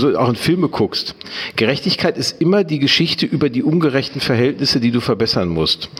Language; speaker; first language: German; native; German